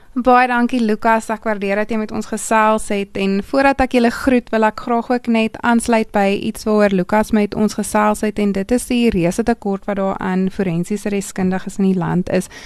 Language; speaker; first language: Afrikaans; native; Afrikaans